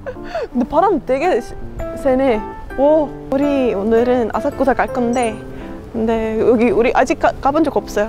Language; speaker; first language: Korean; non-native, fluent; Estonian